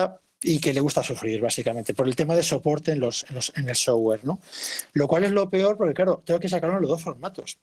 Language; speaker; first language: Spanish; native; Spanish